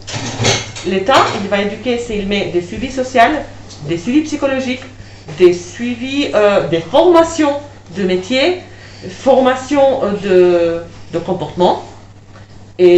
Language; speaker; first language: French; non-native, fluent; Albanian